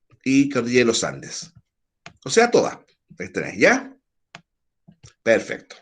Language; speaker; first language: Spanish; native; Spanish